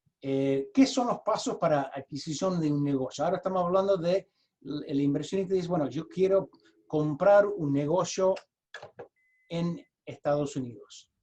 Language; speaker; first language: Spanish; early bilingual, heritage; Spanish